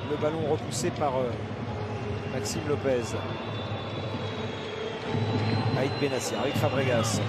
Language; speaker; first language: French; native; French